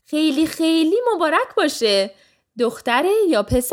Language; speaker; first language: Persian; early bilingual, heritage; Persian